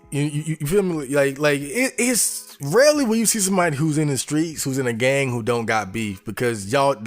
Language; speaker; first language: English; native; English